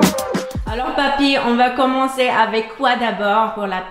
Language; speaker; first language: French; early bilingual, heritage; English